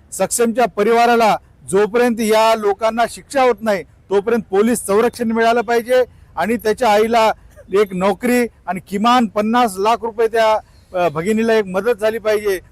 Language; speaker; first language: Marathi; native; Marathi